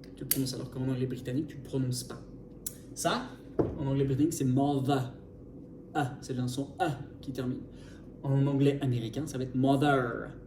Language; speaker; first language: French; native; French